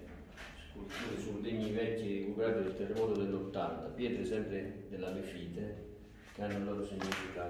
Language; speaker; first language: Italian; native; Italian